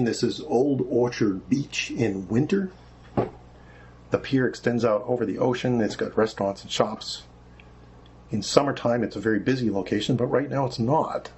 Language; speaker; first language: English; native; English